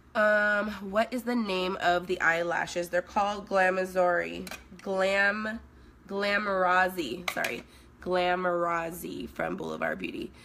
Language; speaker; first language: English; non-native, fluent; Swedish